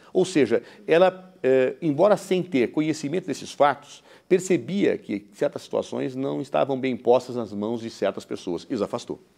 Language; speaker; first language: Portuguese; native; Portuguese